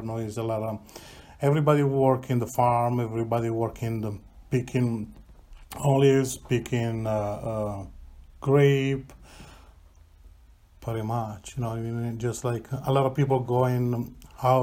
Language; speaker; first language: English; non-native, learner; Italian